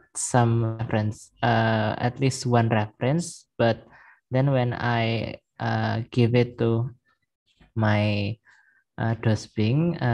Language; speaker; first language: English; non-native, learner; Indonesian